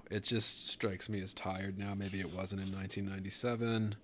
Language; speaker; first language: English; native; English